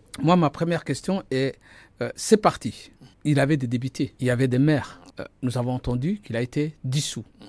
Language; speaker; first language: French; non-native, local second language; Somali